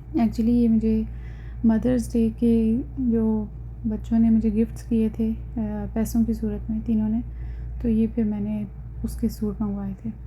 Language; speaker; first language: Urdu; native; Urdu